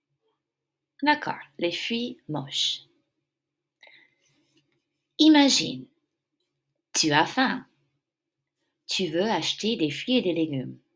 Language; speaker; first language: French; non-native, fluent; English